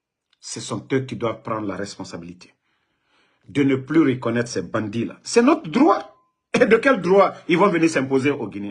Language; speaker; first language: French; non-native, local second language; Mandingo